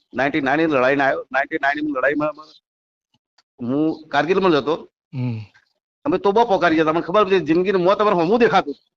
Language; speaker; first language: Gujarati; native; Gujarati